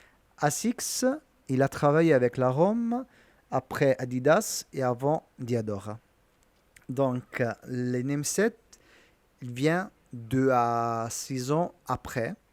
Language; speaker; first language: French; non-native, learner; Italian